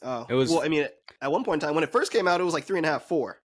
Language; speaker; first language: English; native; English